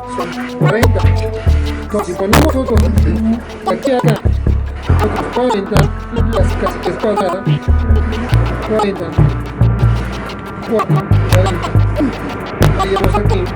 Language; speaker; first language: Spanish; native; Spanish